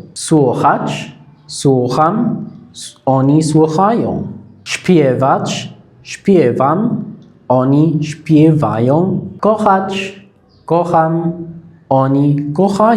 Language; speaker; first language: Polish; non-native, fluent; Arabic